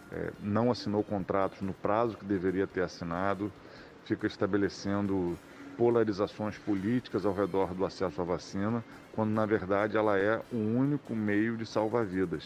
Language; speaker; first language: Portuguese; native; Portuguese